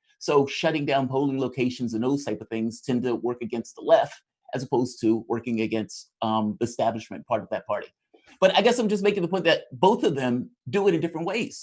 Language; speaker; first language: English; native; English